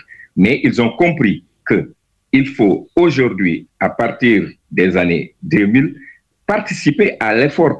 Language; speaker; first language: French; non-native, local second language; Wolof